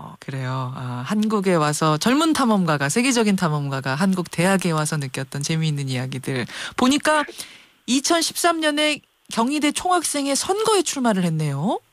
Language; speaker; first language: Korean; native; Korean